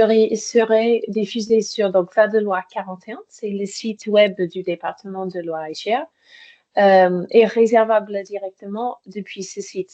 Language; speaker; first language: French; native; French